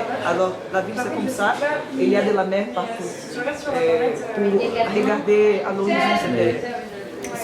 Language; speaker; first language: French; non-native, learner; Portuguese